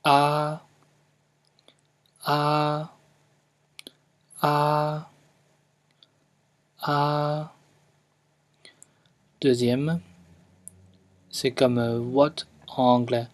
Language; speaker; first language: French; non-native, fluent; Chinese